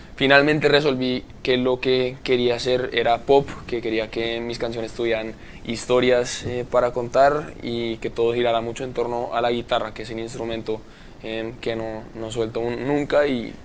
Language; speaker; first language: Spanish; native; Spanish